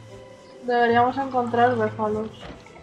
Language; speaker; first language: Spanish; native; Spanish